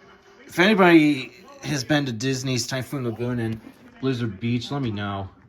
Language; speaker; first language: English; native; English